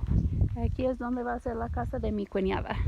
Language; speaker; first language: Spanish; non-native, learner; English